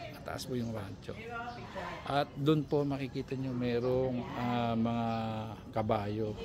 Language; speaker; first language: Filipino; native; Filipino